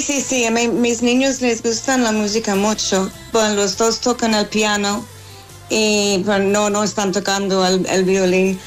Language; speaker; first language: Spanish; non-native, learner; English